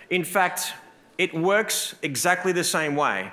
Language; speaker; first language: English; native; English